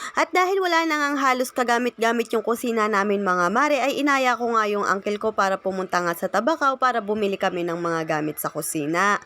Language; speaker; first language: Filipino; native; Filipino